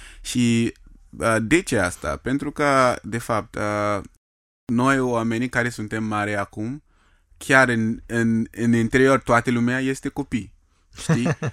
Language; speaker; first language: Romanian; non-native, fluent; Yoruba